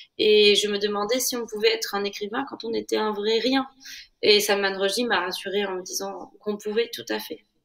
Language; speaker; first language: French; native; French